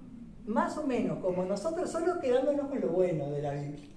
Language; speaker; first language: Spanish; native; Spanish